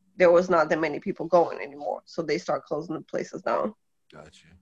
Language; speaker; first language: English; early bilingual, other home language; Polish